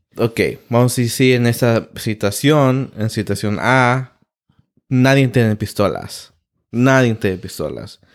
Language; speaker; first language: Spanish; early bilingual, heritage; Spanish